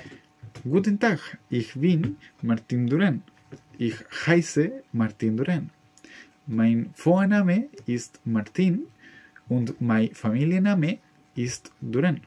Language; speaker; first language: German; non-native, learner; Spanish